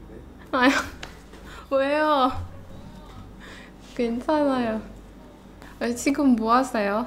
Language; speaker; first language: Korean; non-native, learner; Indonesian